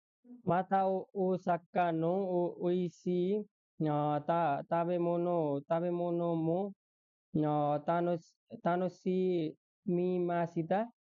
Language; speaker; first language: Japanese; non-native, learner; Nepali